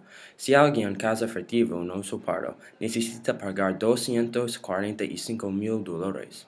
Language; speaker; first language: Spanish; non-native, learner; English